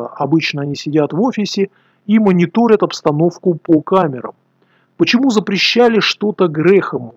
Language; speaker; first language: Russian; native; Russian